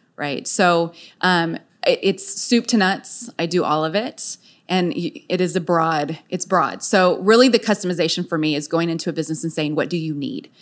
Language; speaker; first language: English; native; English